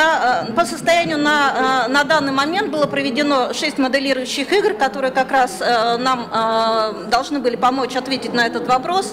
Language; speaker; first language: Russian; native; Russian